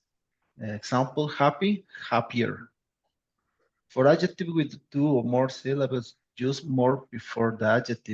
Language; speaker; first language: English; non-native, learner; Spanish